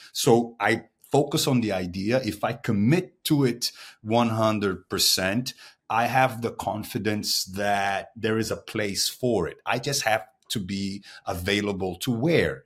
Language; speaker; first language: English; non-native, fluent; Portuguese